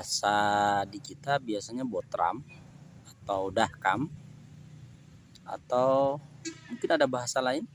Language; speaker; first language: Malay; non-native, local second language; Sundanese